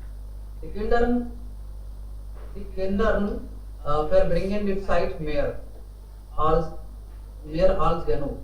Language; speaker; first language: German; non-native, learner; Hindi